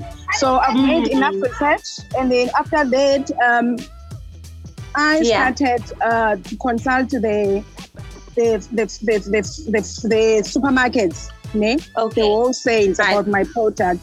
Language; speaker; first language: English; non-native, local second language; Xhosa